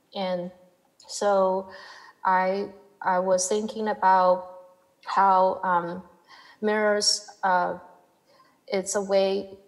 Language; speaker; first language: English; non-native, fluent; Chinese